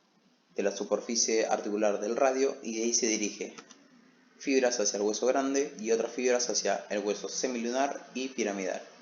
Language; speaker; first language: Spanish; native; Spanish